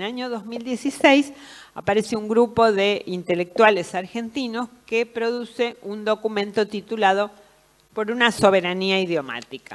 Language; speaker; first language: Spanish; native; Spanish